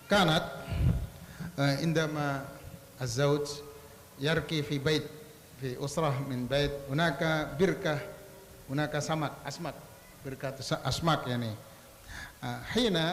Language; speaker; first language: Arabic; non-native, fluent; Indonesian